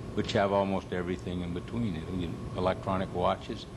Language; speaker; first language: English; native; English